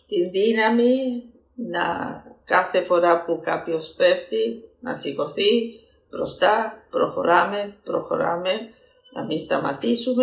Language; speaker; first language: Greek; early bilingual, heritage; Greek